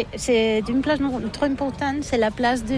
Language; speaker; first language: French; non-native, learner; Catalan